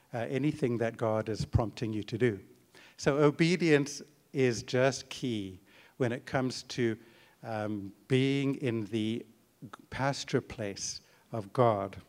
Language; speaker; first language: English; native; English